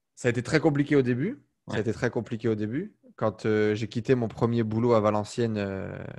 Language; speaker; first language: French; native; French